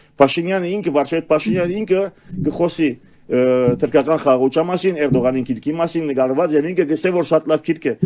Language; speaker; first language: Armenian; early bilingual, heritage; Armenian